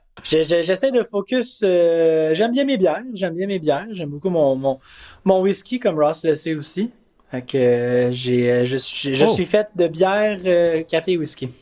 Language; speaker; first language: French; native; French